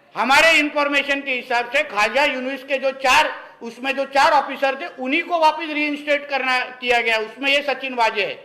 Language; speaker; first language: Hindi; non-native, local second language; Marathi